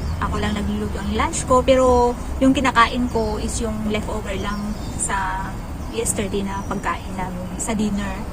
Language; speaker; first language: Filipino; non-native, local second language; Cebuano